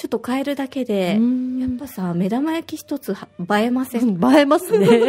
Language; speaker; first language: Japanese; native; Japanese